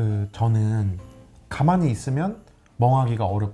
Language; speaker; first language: Korean; native; Korean